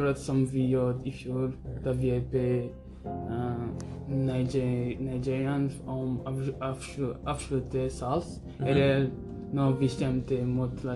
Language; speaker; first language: Norwegian; non-native, learner; Persian